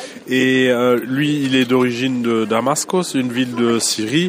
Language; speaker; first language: French; non-native, fluent; German